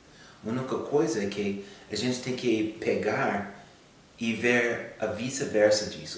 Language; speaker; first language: Portuguese; non-native, fluent; English